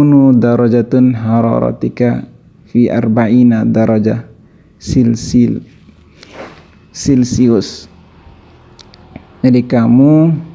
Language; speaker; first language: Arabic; non-native, fluent; Indonesian